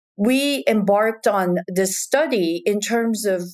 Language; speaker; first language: English; non-native, fluent; Japanese